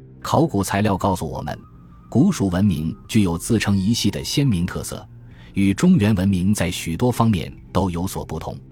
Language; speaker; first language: Chinese; native; Chinese